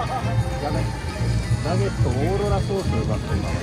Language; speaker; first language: Japanese; native; Japanese